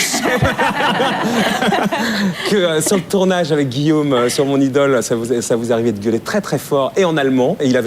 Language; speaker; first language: French; native; French